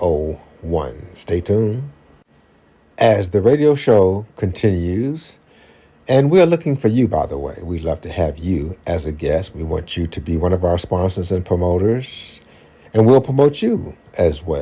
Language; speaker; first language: English; native; English